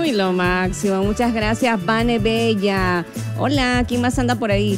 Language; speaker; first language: Spanish; native; Spanish